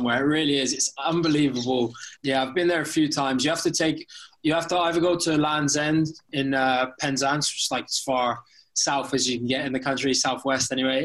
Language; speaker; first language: English; native; English